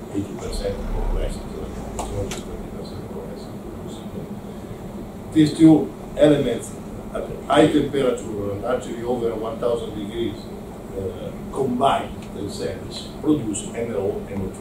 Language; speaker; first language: English; non-native, learner; Italian